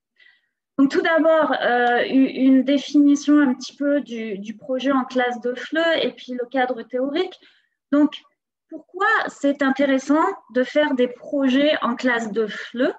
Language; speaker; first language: French; native; French